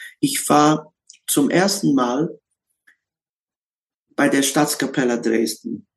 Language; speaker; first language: German; non-native, learner; English